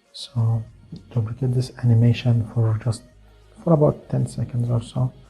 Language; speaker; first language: English; non-native, fluent; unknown